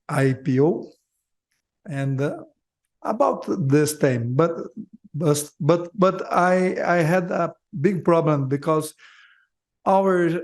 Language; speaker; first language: English; non-native, learner; Portuguese